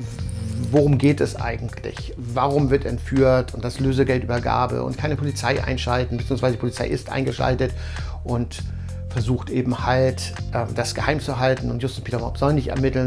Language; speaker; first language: German; native; German